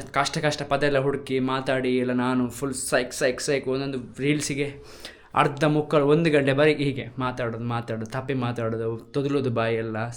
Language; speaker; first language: Kannada; non-native, local second language; Tulu